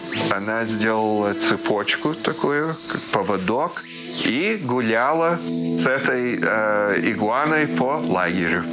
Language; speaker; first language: Russian; early bilingual, heritage; Russian